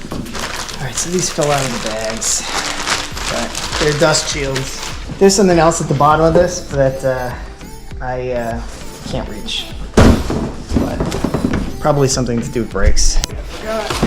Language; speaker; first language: English; native; English